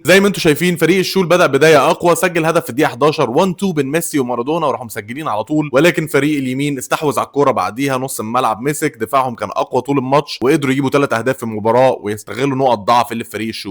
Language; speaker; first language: Arabic; native; Arabic